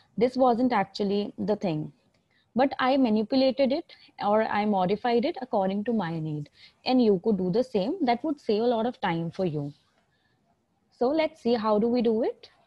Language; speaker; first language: English; non-native, local second language; Hindi